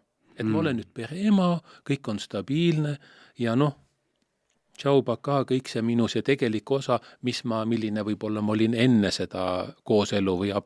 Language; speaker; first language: Estonian; native; Estonian